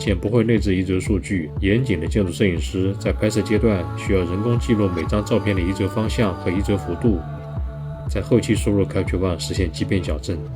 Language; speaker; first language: Chinese; native; Chinese